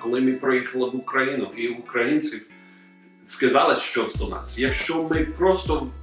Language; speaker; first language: Ukrainian; non-native, learner; English